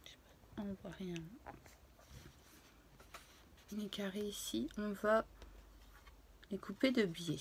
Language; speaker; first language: French; native; French